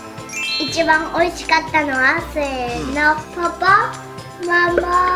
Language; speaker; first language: Japanese; early bilingual, heritage; Japanese